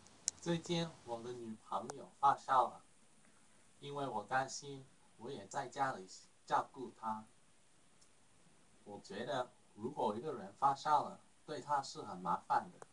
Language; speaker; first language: Chinese; non-native, learner; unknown